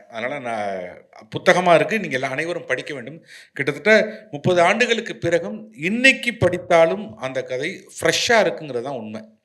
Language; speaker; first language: Tamil; non-native, local second language; Malayalam